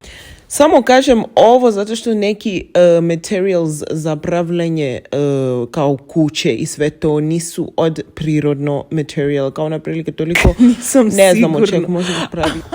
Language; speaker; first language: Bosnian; non-native, learner; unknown